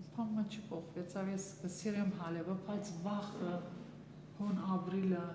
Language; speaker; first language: Armenian; early bilingual, heritage; Armenian